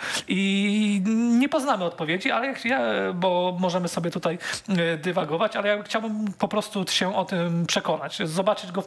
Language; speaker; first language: Polish; native; Polish